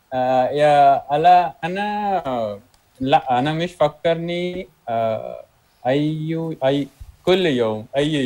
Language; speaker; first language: Arabic; non-native, learner; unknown